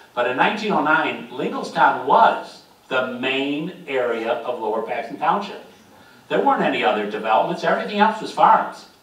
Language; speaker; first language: English; native; English